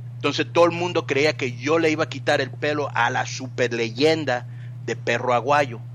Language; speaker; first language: Spanish; early bilingual, heritage; Spanish